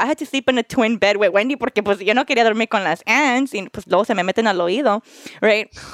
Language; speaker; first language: Spanish; early bilingual, other home language; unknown